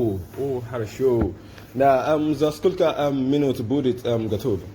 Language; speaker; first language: Russian; non-native, learner; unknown